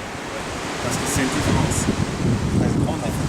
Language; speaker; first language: French; non-native, fluent; German